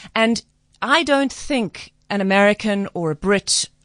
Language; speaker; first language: English; native; English